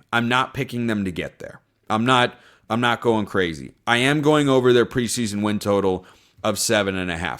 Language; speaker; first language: English; native; English